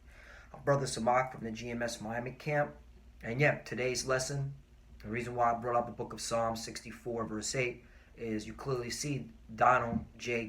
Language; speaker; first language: English; native; English